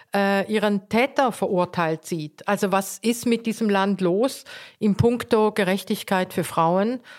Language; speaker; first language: German; native; German